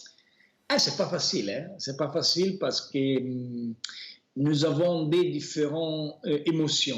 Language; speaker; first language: French; non-native, fluent; Italian